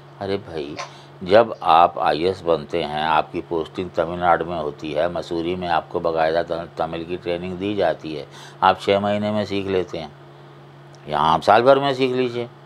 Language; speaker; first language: Hindi; non-native, local second language; Punjabi